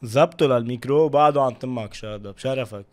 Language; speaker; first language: Arabic; native; Arabic